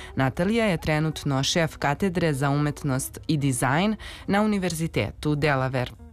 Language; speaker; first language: Serbian; native; Serbian